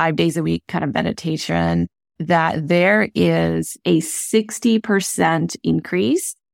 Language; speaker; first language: English; non-native, local second language; Hindi